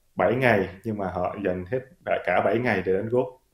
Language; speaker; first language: Vietnamese; native; Vietnamese